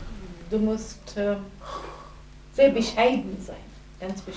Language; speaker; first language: German; non-native, fluent; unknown